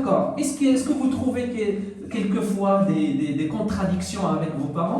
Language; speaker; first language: French; non-native, local second language; Arabic